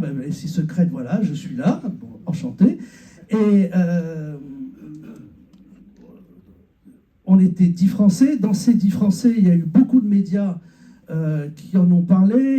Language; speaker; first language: French; native; French